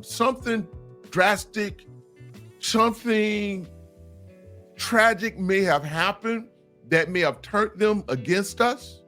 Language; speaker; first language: English; native; English